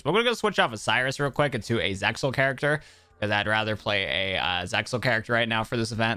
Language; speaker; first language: English; native; English